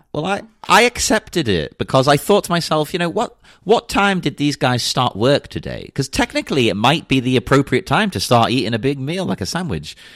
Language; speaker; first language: English; native; English